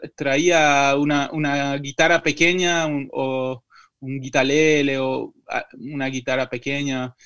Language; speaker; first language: Spanish; non-native, fluent; French